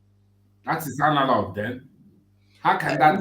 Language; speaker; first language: English; non-native, local second language; Igbo